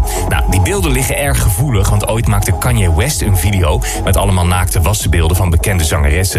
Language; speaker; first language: Dutch; native; Dutch